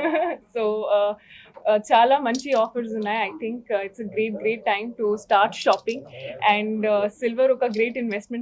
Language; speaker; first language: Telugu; non-native, learner; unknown